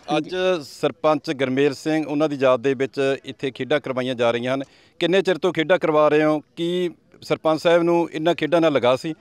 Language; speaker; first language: Punjabi; native; Punjabi